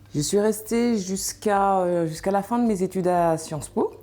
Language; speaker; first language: French; early bilingual, other home language; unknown